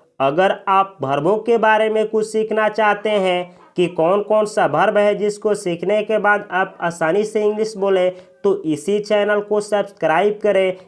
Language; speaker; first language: Hindi; native; Hindi